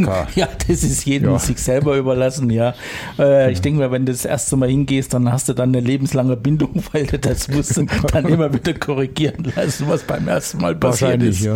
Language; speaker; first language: German; native; German